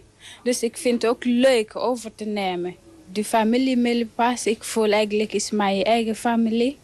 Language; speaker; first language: Dutch; non-native, learner; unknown